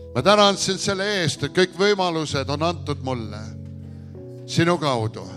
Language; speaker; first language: Estonian; early bilingual, heritage; Estonian